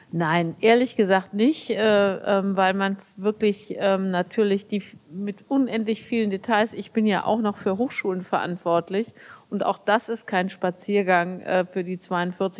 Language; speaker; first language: German; native; German